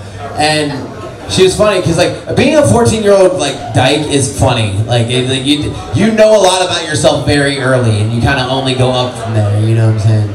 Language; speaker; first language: English; native; English